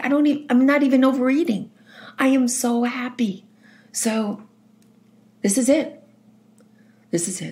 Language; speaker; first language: English; native; English